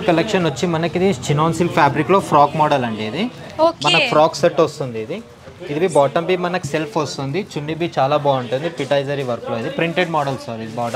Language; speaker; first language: Telugu; native; Telugu